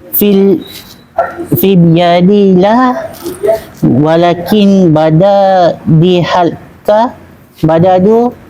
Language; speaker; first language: Arabic; non-native, learner; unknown